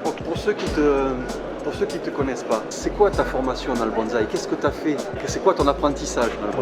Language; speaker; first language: French; native; French